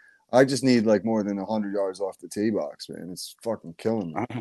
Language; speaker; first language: English; native; English